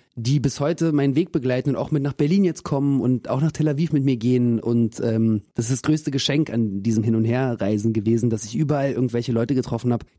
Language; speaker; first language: German; early bilingual, other home language; Russian